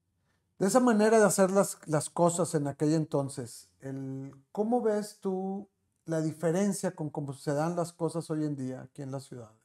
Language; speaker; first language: Spanish; native; Spanish